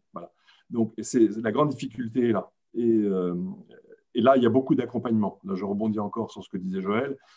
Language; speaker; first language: French; native; French